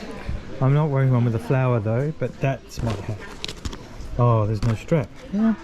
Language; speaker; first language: English; native; English